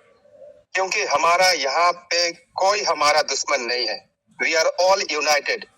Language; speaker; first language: Hindi; native; Hindi